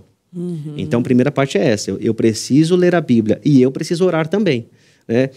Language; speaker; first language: Portuguese; native; Portuguese